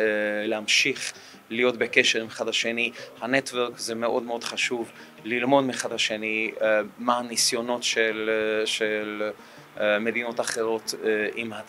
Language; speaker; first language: Hebrew; non-native, fluent; German